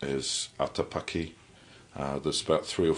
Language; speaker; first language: English; native; English